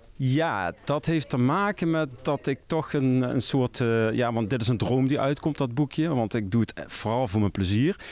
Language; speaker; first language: Dutch; native; Dutch